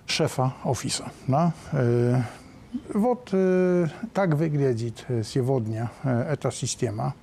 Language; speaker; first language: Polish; non-native, learner; Russian